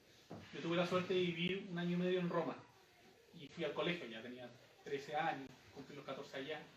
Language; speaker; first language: Spanish; native; Spanish